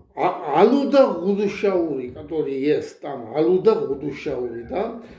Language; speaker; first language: Russian; non-native, local second language; Georgian